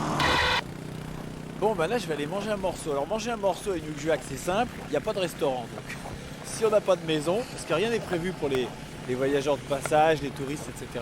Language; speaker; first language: French; native; French